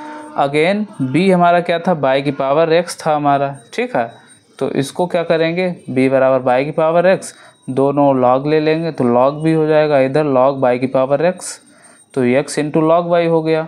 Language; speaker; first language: Hindi; native; Hindi